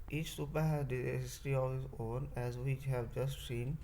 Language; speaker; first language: English; non-native, local second language; Punjabi